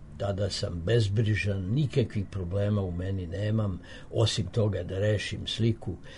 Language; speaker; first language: Serbian; native; Serbian